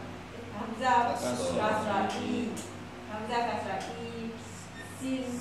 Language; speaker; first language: Arabic; non-native, learner; Malay